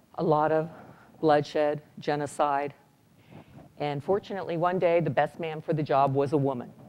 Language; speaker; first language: English; native; English